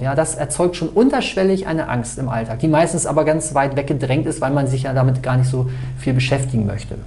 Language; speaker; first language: German; native; German